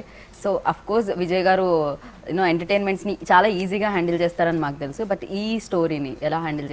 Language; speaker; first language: Telugu; native; Telugu